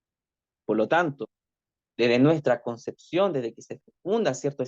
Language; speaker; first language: Spanish; native; Spanish